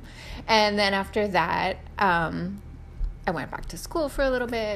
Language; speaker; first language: English; native; English